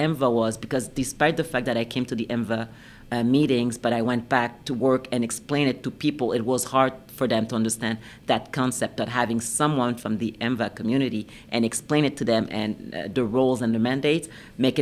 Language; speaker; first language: English; non-native, fluent; French